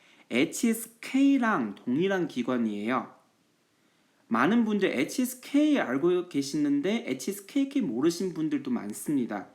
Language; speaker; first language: Korean; non-native, fluent; Chinese